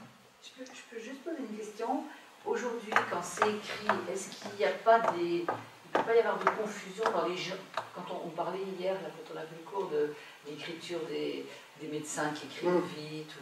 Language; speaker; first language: French; native; French